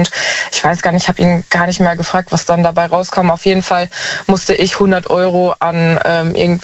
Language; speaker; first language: German; native; German